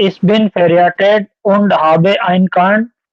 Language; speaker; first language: German; non-native, learner; Hindi